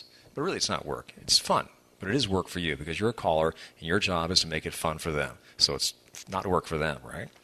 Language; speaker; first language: English; native; English